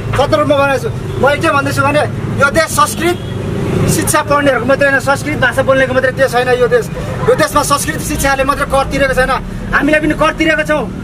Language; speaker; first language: Nepali; non-native, local second language; Limbu